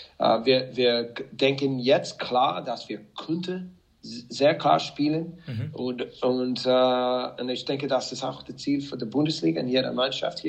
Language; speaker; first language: German; non-native, fluent; English